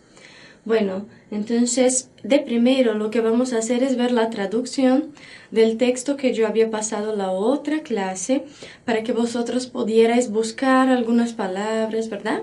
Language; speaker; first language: Spanish; non-native, fluent; Portuguese